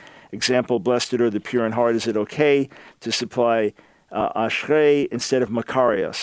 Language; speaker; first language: English; native; English